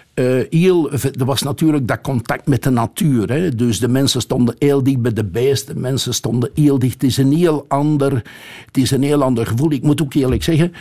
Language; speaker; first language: Dutch; native; Dutch